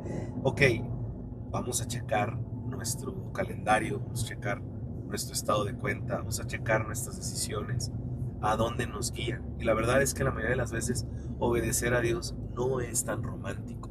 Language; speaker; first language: Spanish; native; Spanish